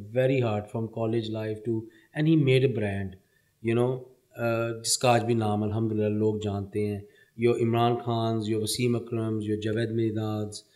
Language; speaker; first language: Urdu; early bilingual, heritage; Punjabi